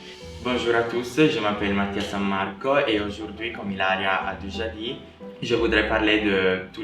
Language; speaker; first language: French; non-native, learner; Italian